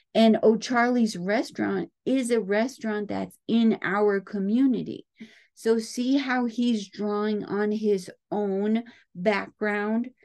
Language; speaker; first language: English; native; English